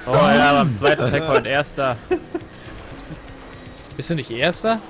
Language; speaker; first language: German; native; German